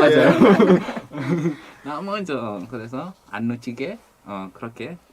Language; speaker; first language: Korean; non-native, fluent; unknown